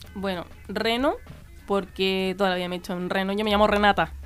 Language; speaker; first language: Spanish; native; Spanish